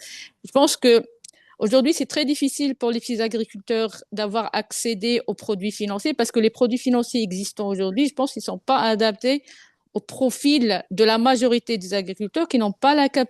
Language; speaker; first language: French; non-native, local second language; Arabic